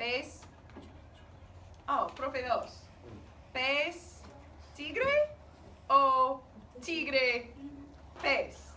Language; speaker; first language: Spanish; non-native, learner; English